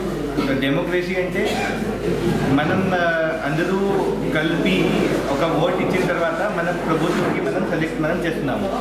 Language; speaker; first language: Telugu; non-native, learner; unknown